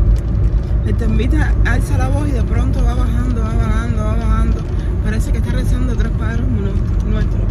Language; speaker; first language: Spanish; native; Spanish